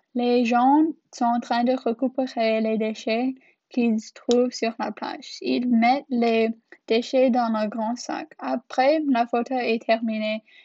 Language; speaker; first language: French; non-native, learner; English